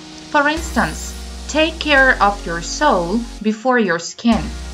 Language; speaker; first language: English; non-native, fluent; Ukrainian